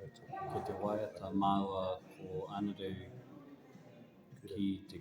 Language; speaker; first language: Māori; non-native, local second language; English